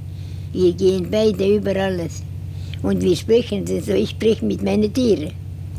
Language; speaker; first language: German; non-native, learner; Estonian